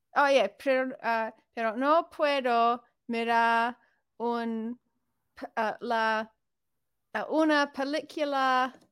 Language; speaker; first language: English; native; English